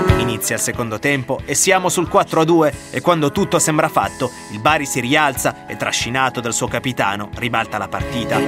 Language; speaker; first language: Italian; native; Italian